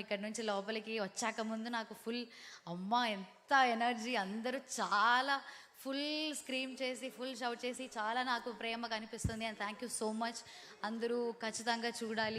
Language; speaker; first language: Telugu; non-native, learner; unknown